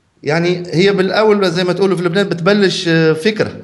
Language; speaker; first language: Arabic; native; Arabic